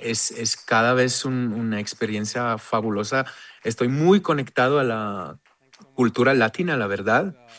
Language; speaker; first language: Spanish; non-native, fluent; Hebrew